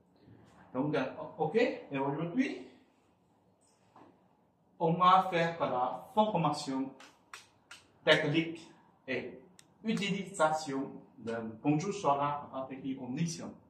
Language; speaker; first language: French; non-native, fluent; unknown